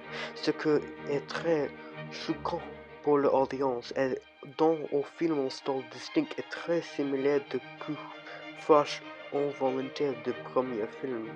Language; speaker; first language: French; non-native, learner; English